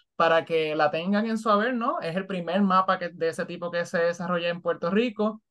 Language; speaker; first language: Spanish; native; Spanish